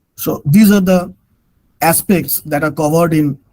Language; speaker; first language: English; non-native, local second language; Bangla